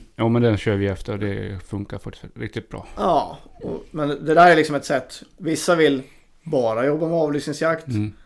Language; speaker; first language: Swedish; native; Swedish